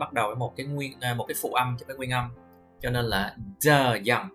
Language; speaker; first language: Vietnamese; native; Vietnamese